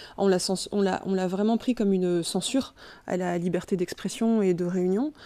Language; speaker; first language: French; native; French